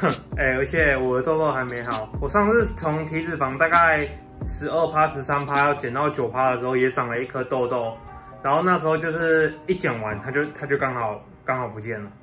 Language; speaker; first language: Chinese; native; Chinese